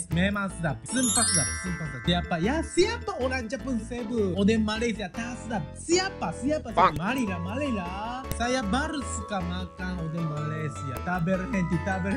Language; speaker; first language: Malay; non-native, learner; Japanese